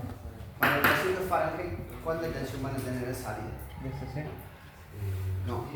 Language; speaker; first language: Spanish; native; Spanish